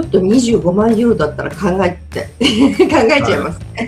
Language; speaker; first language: Japanese; native; Japanese